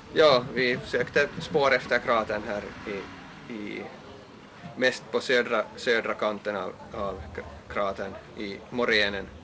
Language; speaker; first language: Swedish; native; Swedish